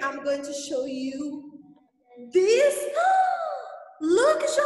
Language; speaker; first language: English; non-native, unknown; Portuguese